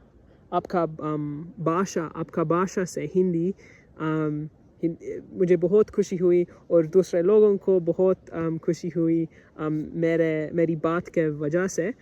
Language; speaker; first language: Hindi; non-native, learner; English